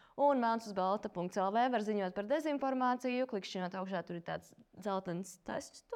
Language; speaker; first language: Latvian; native; Latvian